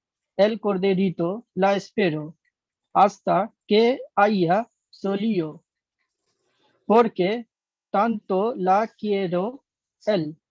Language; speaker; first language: Spanish; non-native, learner; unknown